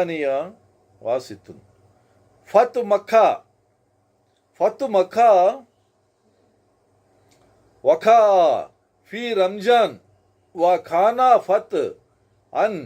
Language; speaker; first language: Arabic; non-native, learner; Telugu